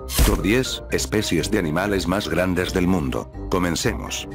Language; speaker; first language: Spanish; native; Spanish